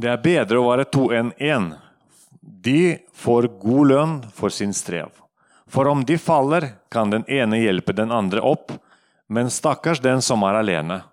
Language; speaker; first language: Norwegian; non-native, fluent; Russian